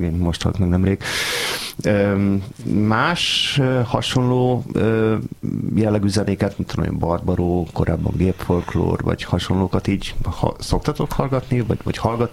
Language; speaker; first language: Hungarian; native; Hungarian